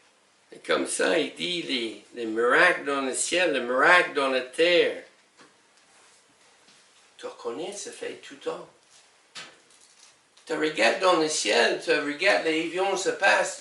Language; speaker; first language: French; non-native, learner; English